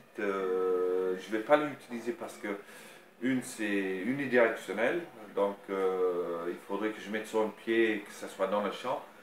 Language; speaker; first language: French; non-native, fluent; English